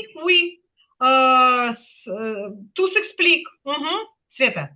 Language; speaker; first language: French; non-native, fluent; Ukrainian